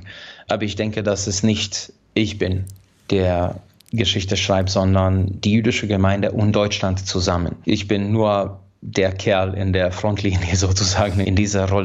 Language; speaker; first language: German; non-native, fluent; Hungarian